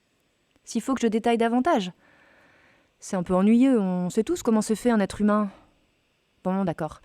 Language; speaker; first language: French; native; French